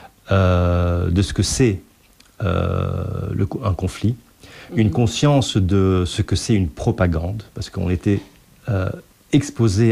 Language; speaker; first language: French; non-native, local second language; Arabic